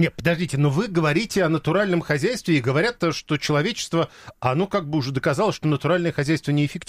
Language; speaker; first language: Russian; native; Russian